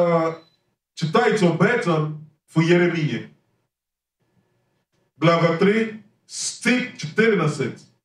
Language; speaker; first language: Russian; non-native, learner; English